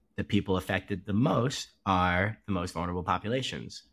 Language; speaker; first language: English; native; English